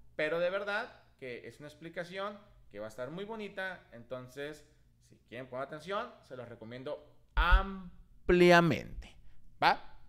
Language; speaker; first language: Spanish; native; Spanish